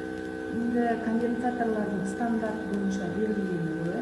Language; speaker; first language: Kazakh; native; Kazakh